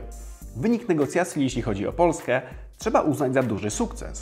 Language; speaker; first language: Polish; native; Polish